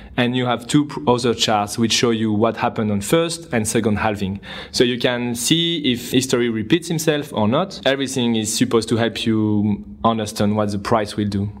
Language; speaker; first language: English; non-native, fluent; French